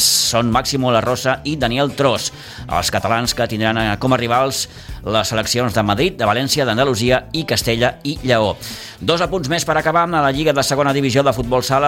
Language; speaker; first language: Catalan; native; Catalan